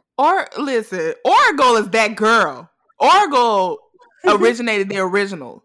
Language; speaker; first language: English; native; English